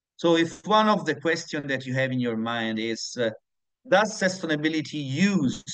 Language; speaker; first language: English; non-native, fluent; Italian